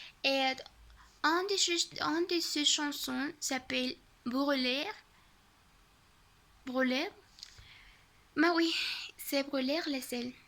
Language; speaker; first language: French; non-native, learner; Spanish